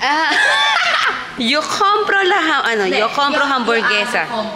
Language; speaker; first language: Spanish; non-native, learner; Filipino